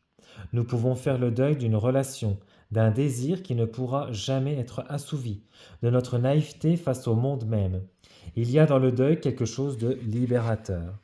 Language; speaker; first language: French; native; French